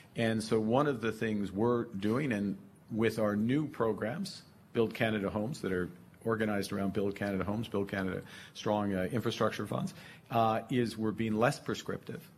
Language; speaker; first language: English; native; English